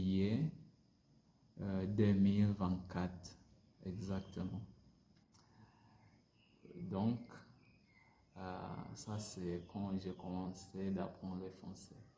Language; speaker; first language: French; non-native, learner; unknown